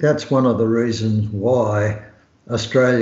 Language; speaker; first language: English; native; English